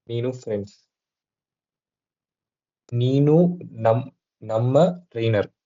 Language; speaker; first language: Kannada; non-native, learner; Tamil